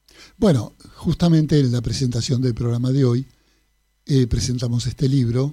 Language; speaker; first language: Spanish; native; Spanish